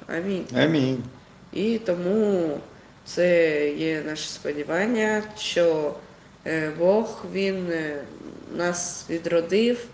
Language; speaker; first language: Ukrainian; non-native, local second language; Russian